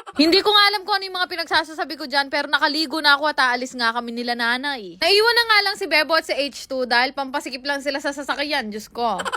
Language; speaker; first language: Filipino; native; Filipino